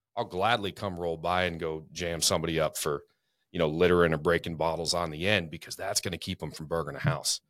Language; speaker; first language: English; native; English